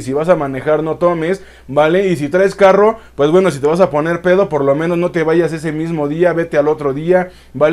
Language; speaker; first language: Spanish; native; Spanish